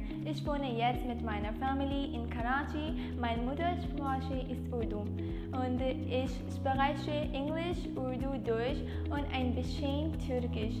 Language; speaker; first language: German; non-native, learner; Urdu